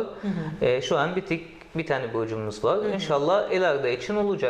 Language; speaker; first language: Turkish; non-native, learner; Arabic